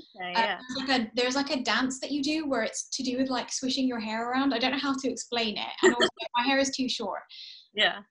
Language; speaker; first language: English; early bilingual, heritage; English